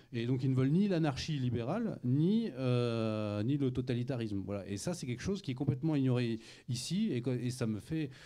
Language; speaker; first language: French; native; French